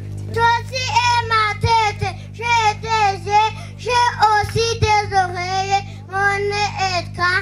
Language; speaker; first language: French; non-native, learner; Kinyarwanda